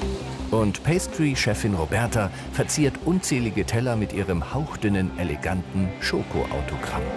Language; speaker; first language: German; native; German